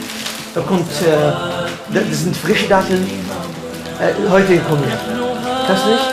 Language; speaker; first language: German; non-native, fluent; Arabic